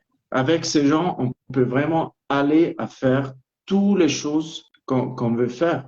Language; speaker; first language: French; non-native, local second language; Italian